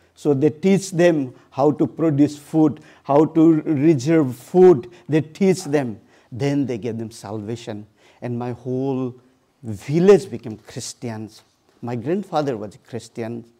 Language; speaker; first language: English; non-native, local second language; Odia